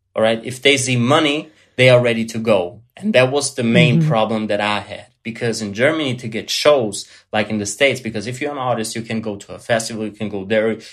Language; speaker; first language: English; non-native, fluent; German